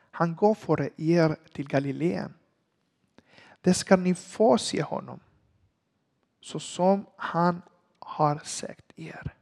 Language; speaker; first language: Swedish; non-native, learner; Spanish